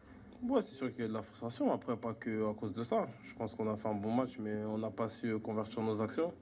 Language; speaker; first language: French; native; French